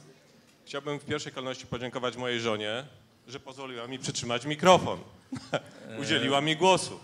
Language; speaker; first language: Polish; non-native, learner; Russian